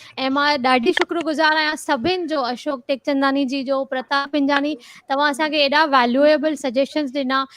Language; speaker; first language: Sindhi; early bilingual, heritage; Sindhi